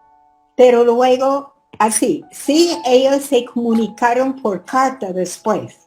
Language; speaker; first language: Spanish; non-native, fluent; English